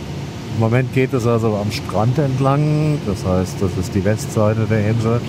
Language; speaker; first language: German; native; German